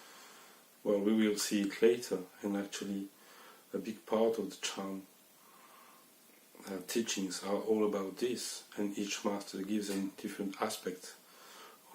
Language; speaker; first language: English; non-native, fluent; French